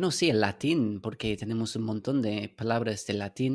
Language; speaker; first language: Spanish; non-native, fluent; English